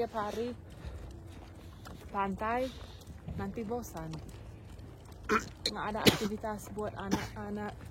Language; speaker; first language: Indonesian; non-native, learner; English